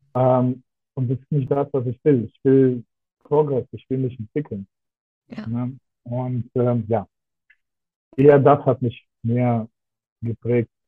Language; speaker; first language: German; non-native, fluent; Russian